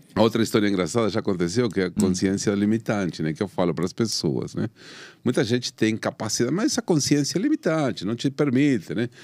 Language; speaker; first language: Portuguese; non-native, fluent; Spanish